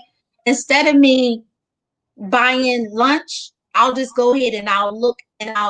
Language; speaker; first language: English; native; English